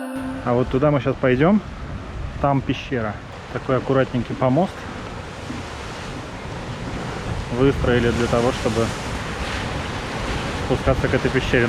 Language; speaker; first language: Russian; native; Russian